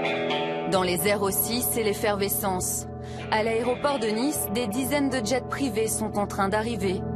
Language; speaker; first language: French; native; French